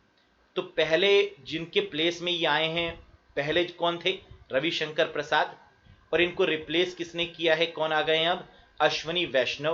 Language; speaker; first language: Hindi; native; Hindi